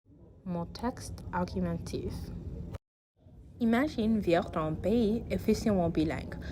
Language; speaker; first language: French; non-native, learner; English